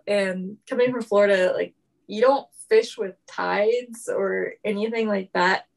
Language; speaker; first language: English; native; English